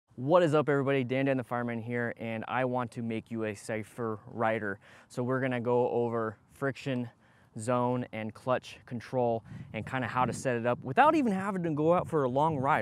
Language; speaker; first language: English; native; English